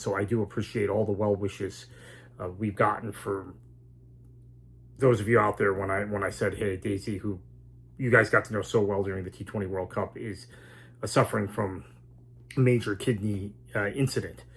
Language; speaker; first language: English; native; English